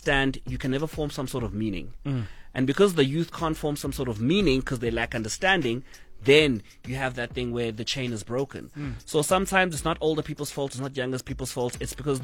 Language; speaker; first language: English; non-native, local second language; Zulu